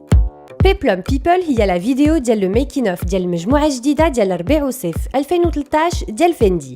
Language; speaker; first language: Arabic; native; Arabic